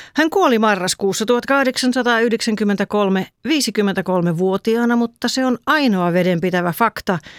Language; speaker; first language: Finnish; native; Finnish